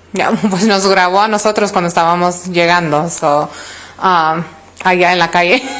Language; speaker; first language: Spanish; early bilingual, other home language; English